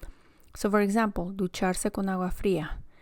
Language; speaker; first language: Spanish; non-native, fluent; English